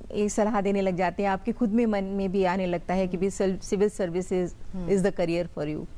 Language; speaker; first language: Hindi; native; Hindi